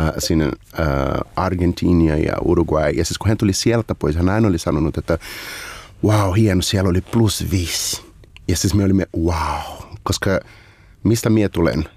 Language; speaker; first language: Finnish; non-native, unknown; Portuguese